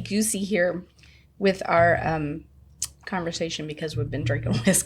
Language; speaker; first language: English; native; English